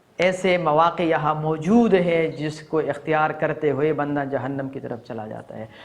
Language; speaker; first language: Urdu; non-native, local second language; Pashto